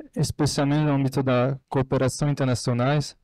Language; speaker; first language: Portuguese; non-native, fluent; French